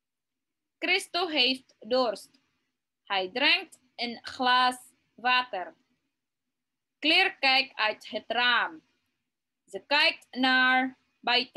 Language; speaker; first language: Dutch; non-native, learner; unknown